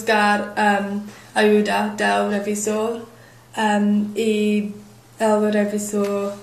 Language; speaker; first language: Spanish; non-native, learner; English